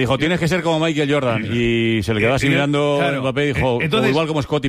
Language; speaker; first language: Spanish; native; Spanish